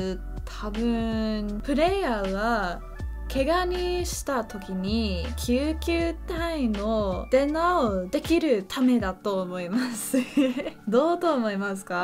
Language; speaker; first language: Japanese; non-native, learner; English